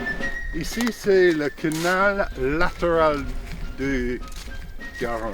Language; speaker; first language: French; non-native, fluent; English